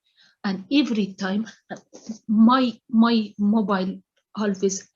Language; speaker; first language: English; non-native, learner; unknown